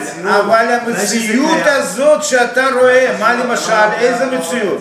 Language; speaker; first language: Hebrew; non-native, fluent; Russian